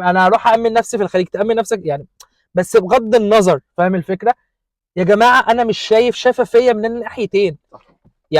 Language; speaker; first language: Arabic; native; Arabic